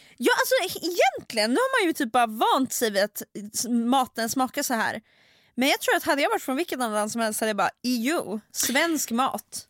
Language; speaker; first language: Swedish; early bilingual, other home language; Finnish